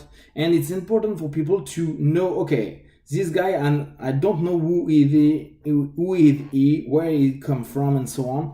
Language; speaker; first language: English; non-native, fluent; French